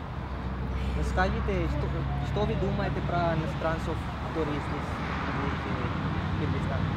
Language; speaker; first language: Russian; non-native, learner; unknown